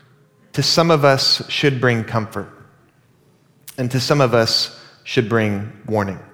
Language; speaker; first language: English; native; English